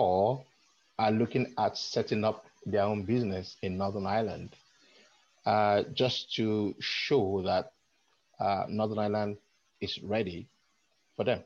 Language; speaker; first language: English; non-native, local second language; Yoruba